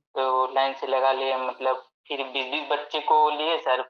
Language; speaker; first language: Hindi; native; Hindi